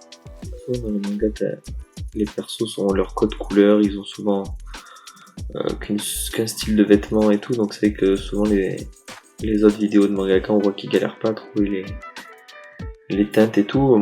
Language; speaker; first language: French; native; French